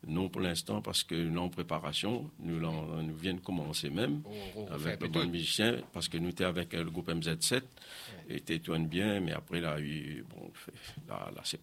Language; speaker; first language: French; non-native, local second language; Réunion Creole French